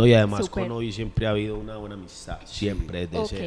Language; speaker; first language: Spanish; native; Spanish